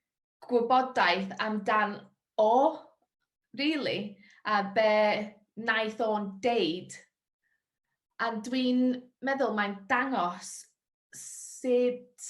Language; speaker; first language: Welsh; non-native, local second language; English